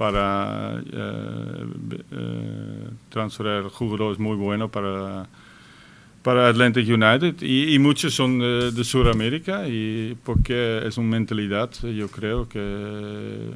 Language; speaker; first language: Spanish; non-native, fluent; Dutch